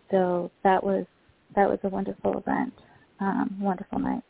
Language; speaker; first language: English; early bilingual, other home language; Spanish